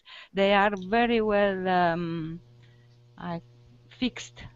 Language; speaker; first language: English; non-native, learner; Romanian